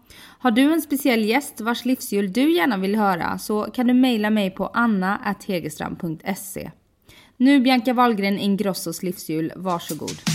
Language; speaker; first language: Swedish; non-native, fluent; Italian